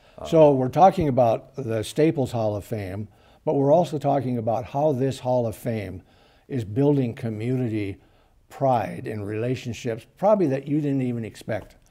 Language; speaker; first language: English; native; English